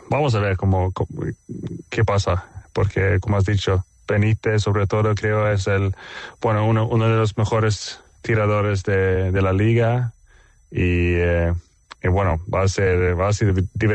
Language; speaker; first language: Spanish; non-native, fluent; Swedish